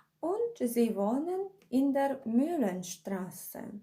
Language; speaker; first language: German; non-native, fluent; Ukrainian